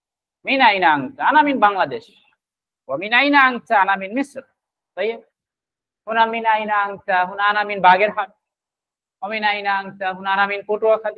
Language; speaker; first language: Arabic; non-native, fluent; Bangla